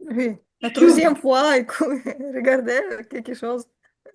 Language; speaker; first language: French; non-native, learner; Ukrainian